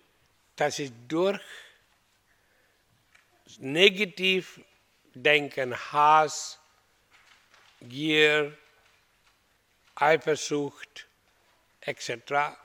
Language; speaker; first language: German; non-native, learner; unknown